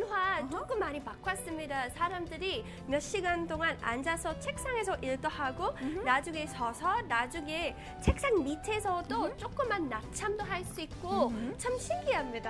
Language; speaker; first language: Korean; non-native, fluent; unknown